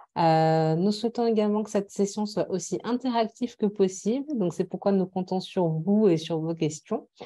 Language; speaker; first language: French; native; French